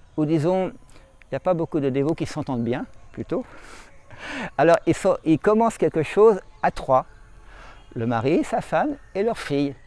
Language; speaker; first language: French; native; French